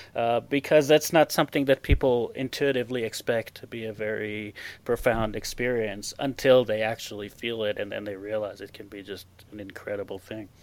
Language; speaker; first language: English; non-native, fluent; Hebrew